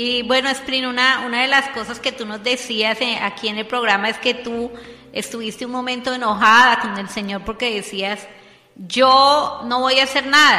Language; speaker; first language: Spanish; native; Spanish